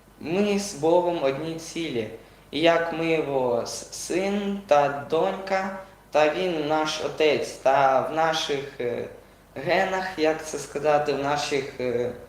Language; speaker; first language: Ukrainian; non-native, local second language; Russian